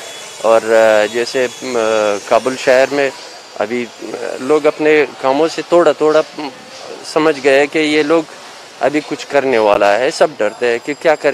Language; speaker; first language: Hindi; non-native, fluent; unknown